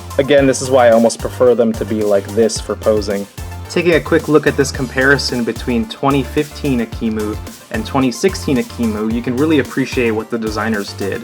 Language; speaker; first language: English; native; English